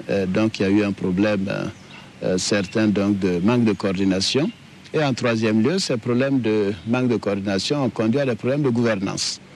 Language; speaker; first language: French; non-native, local second language; Dyula